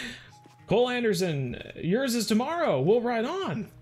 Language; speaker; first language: English; native; English